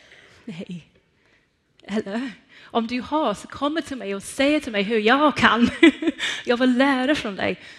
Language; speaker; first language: Swedish; non-native, fluent; Persian